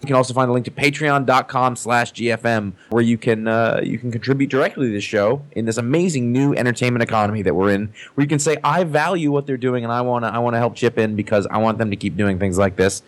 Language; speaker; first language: English; native; English